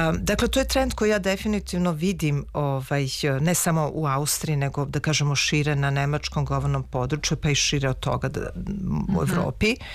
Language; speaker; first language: Serbian; native; Serbian